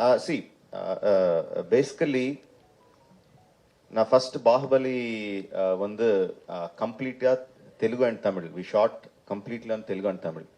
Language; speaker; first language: Tamil; non-native, fluent; Telugu